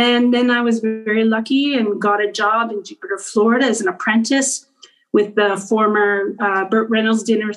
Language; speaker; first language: English; native; English